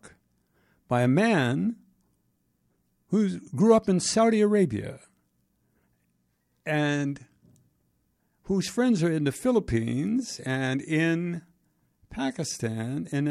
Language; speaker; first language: English; native; English